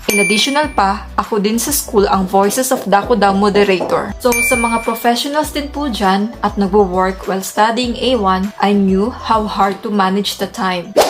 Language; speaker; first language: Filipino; non-native, local second language; Cebuano